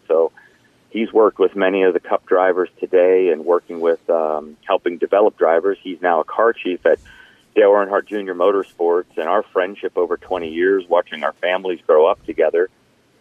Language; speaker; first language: English; native; English